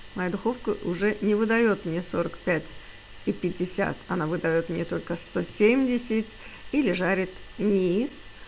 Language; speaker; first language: Russian; non-native, local second language; Azerbaijani